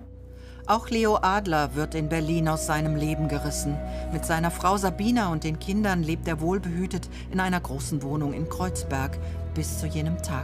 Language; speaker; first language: German; native; German